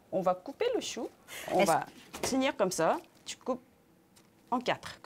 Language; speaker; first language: French; non-native, fluent; Korean